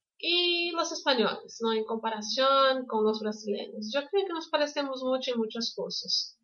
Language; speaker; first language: Spanish; non-native, fluent; Portuguese